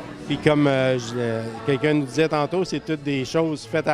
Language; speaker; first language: French; native; French